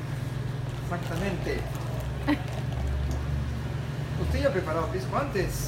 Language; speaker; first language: Portuguese; non-native, learner; Spanish